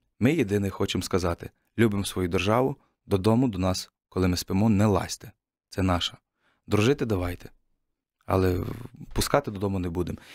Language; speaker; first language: Ukrainian; native; Ukrainian